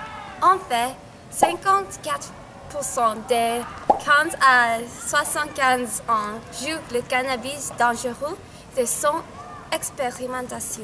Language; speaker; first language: French; non-native, learner; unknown